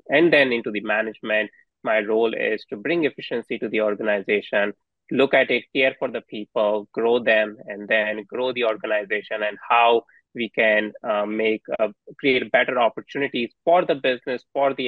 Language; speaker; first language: English; non-native, local second language; Hindi